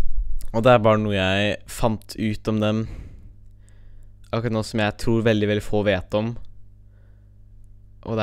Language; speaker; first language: Norwegian; native; Norwegian